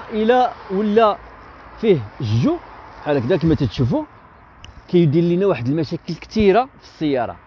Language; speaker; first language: Arabic; native; Arabic